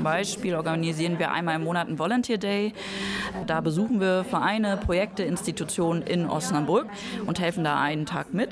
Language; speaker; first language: German; native; German